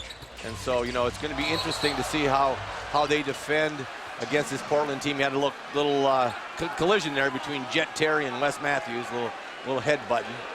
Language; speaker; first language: English; native; English